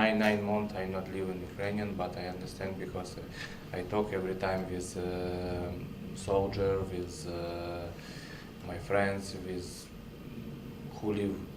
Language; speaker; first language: English; non-native, learner; Russian